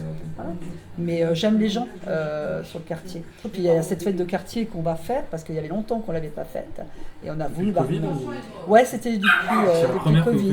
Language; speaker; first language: French; native; French